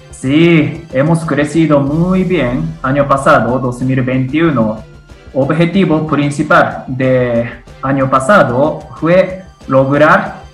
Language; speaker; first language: Spanish; non-native, fluent; Japanese